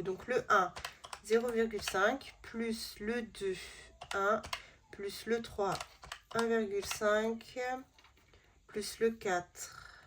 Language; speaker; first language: French; native; French